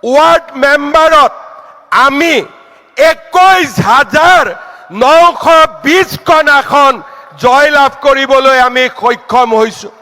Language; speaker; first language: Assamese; native; Assamese